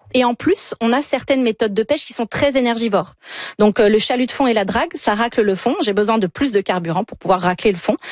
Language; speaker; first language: French; native; French